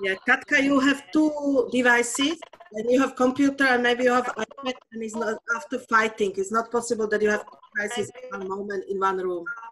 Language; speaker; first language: English; non-native, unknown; Slovak